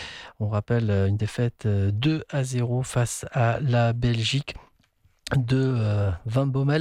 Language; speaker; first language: French; non-native, local second language; Arabic